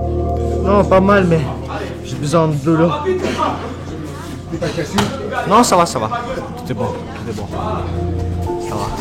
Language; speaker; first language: French; non-native, learner; Ukrainian